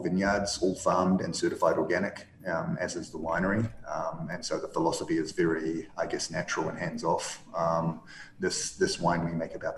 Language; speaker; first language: English; native; English